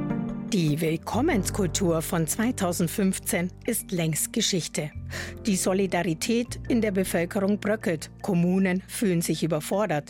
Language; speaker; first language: German; native; German